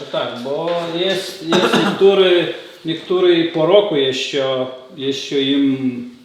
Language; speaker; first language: Polish; non-native, learner; Lithuanian